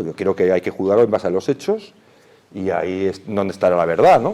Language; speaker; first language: Spanish; native; Spanish